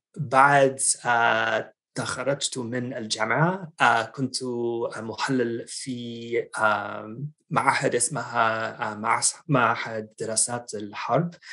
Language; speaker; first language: Arabic; non-native, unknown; English